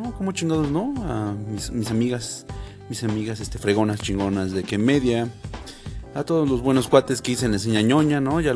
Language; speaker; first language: Spanish; native; Spanish